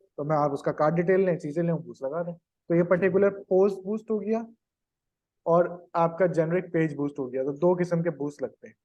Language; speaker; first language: Urdu; native; Urdu